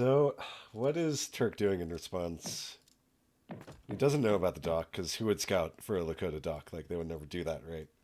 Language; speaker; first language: English; native; English